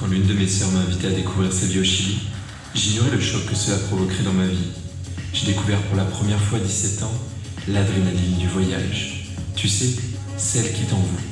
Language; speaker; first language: French; native; French